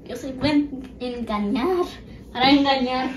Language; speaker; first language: Spanish; early bilingual, heritage; Spanish